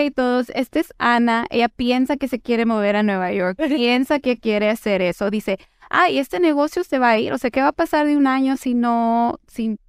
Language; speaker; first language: Spanish; early bilingual, heritage; Spanish